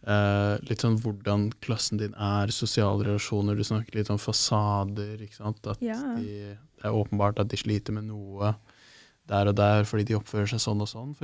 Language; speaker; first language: Norwegian; native; Norwegian